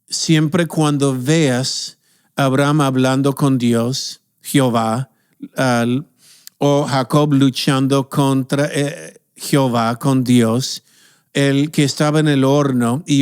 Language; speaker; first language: Spanish; non-native, fluent; English